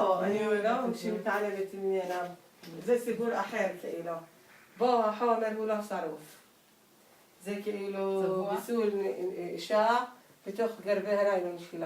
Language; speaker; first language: Hebrew; non-native, local second language; Arabic